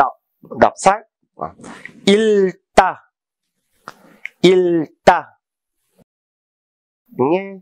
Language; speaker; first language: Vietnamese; non-native, fluent; Korean